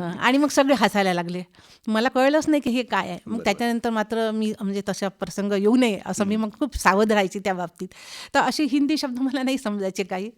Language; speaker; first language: Marathi; non-native, local second language; Hindi